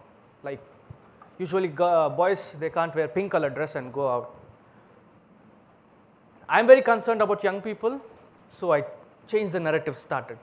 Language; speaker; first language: English; non-native, local second language; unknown